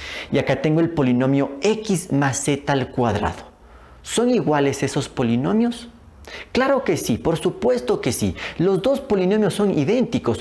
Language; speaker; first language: Spanish; native; Spanish